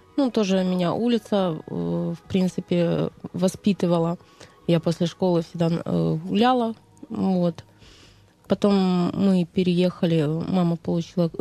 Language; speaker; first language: Russian; native; Russian